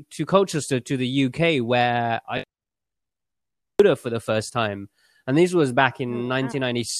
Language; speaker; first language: English; early bilingual, other home language; Chinese